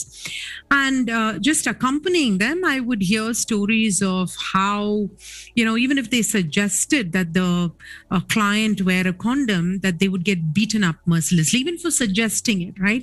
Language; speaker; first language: English; non-native, local second language; Tamil